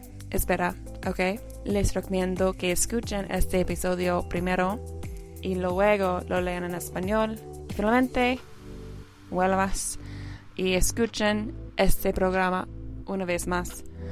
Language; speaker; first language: Spanish; non-native, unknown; English